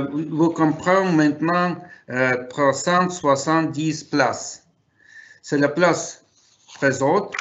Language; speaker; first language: French; non-native, fluent; Russian